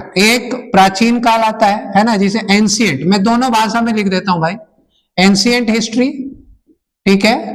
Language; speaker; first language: Hindi; native; Hindi